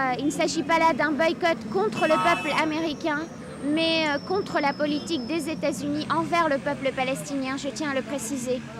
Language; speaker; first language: French; non-native, local second language; Arabic